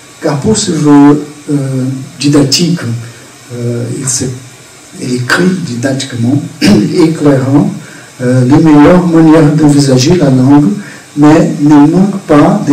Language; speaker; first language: French; non-native, fluent; Portuguese